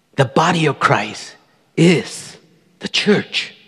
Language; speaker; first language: English; early bilingual, other home language; Spanish